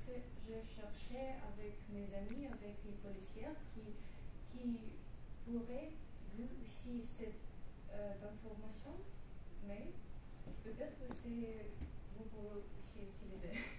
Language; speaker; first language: French; non-native, learner; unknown